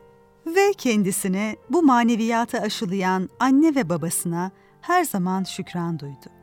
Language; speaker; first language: Turkish; native; Turkish